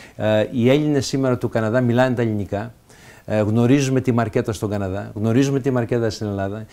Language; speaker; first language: Greek; early bilingual, heritage; Greek